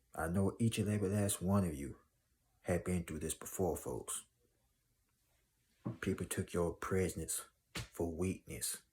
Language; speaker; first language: English; native; English